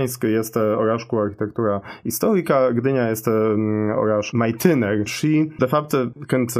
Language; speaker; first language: Romanian; non-native, fluent; Polish